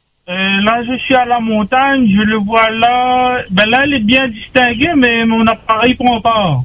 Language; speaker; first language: French; non-native, local second language; Réunion Creole French